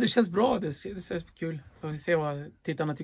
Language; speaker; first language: Swedish; early bilingual, other home language; Kurdish